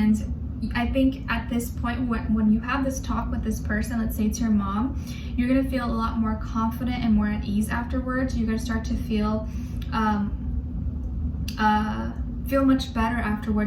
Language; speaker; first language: English; native; English